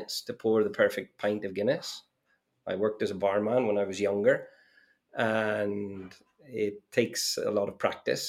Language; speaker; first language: English; native; English